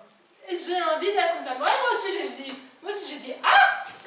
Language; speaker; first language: French; native; French